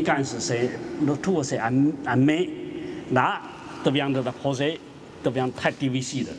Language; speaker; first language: French; non-native, learner; Chinese